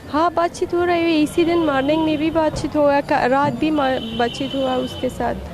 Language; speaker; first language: Hindi; non-native, fluent; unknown